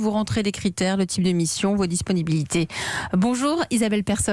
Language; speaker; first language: French; native; French